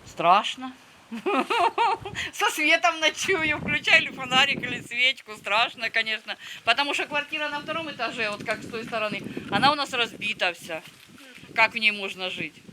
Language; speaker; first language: Russian; native; Russian